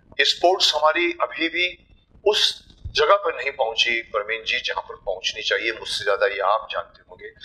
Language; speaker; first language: Hindi; native; Hindi